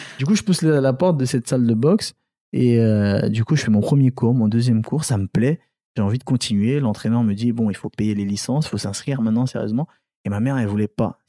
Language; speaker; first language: French; early bilingual, other home language; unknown